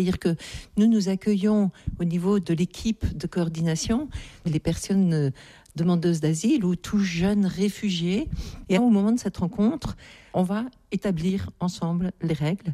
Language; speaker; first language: French; native; French